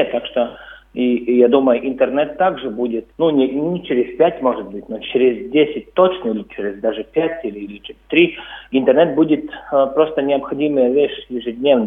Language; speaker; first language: Russian; non-native, local second language; Latvian